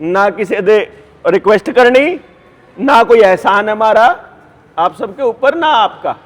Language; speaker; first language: Hindi; non-native, local second language; Punjabi